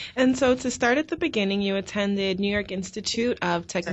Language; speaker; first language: English; native; English